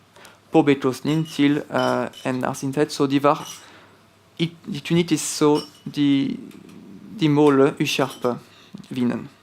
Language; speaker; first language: Norwegian; non-native, fluent; French